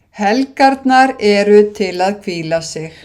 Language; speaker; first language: Icelandic; non-native, fluent; Thai